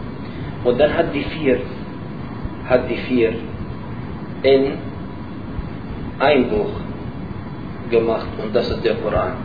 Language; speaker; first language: German; non-native, learner; Arabic